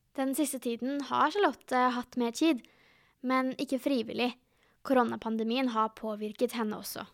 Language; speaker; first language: Norwegian; native; Norwegian